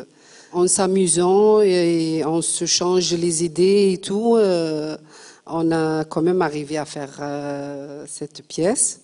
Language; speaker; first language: French; non-native, fluent; Arabic